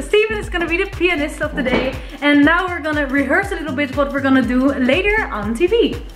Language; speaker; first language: English; non-native, fluent; Dutch